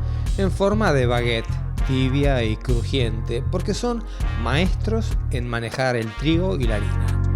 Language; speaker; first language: Spanish; native; Spanish